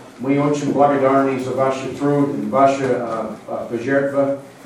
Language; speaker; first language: Russian; non-native, learner; English